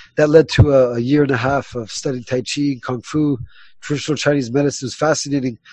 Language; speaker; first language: English; early bilingual, other home language; Spanish